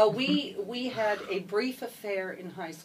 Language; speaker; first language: English; native; English